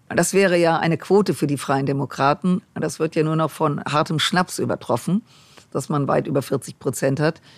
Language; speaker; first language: German; native; German